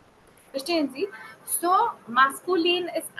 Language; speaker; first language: German; non-native, fluent; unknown